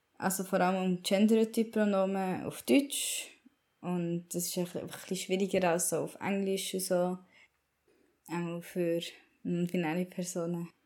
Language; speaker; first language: German; native; German